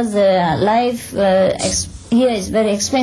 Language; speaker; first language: English; non-native, fluent; Vietnamese